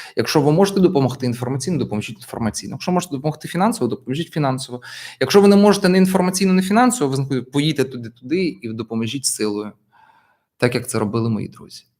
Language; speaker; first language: Ukrainian; non-native, local second language; Russian